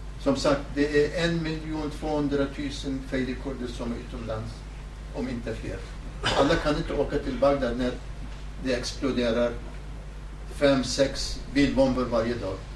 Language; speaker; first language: Swedish; non-native, fluent; Southern Kurdish